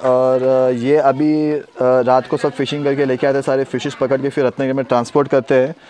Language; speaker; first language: Hindi; non-native, local second language; Konkani